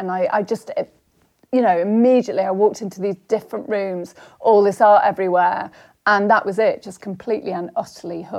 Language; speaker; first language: English; native; English